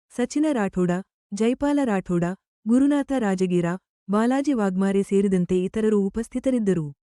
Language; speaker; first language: Kannada; native; Kannada